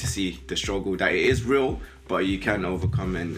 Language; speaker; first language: English; non-native, local second language; Shona